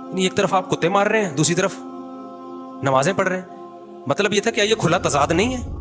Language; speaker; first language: Urdu; native; Urdu